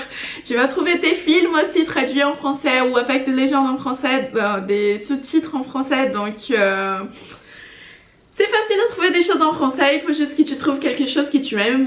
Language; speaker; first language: French; non-native, fluent; Portuguese